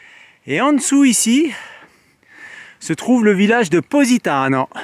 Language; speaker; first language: French; native; French